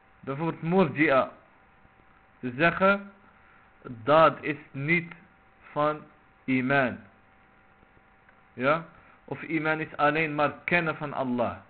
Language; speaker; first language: Dutch; non-native, local second language; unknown